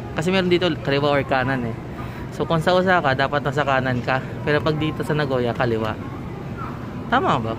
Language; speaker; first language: Filipino; native; Filipino